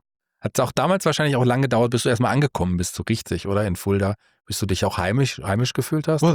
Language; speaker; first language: German; native; German